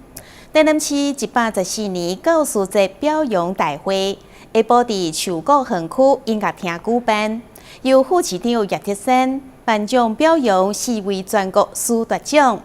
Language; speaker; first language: Chinese; native; Chinese